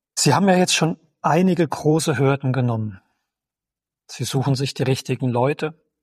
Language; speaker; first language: German; native; German